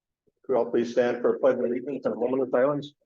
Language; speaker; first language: English; native; English